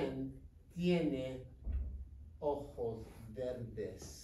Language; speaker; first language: Spanish; non-native, fluent; English